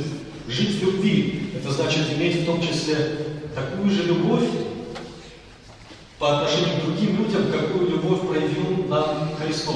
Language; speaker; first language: Russian; native; Russian